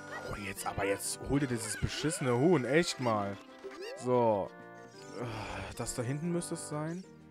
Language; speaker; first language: German; native; German